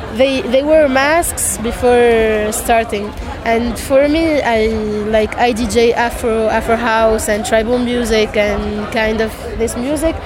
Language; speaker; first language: English; non-native, fluent; Arabic